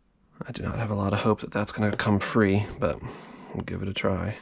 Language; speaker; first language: English; native; English